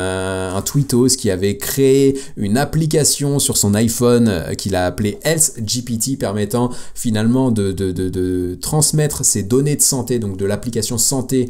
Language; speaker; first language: French; native; French